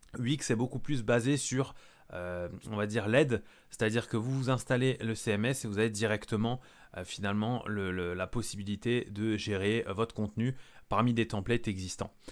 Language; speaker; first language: French; native; French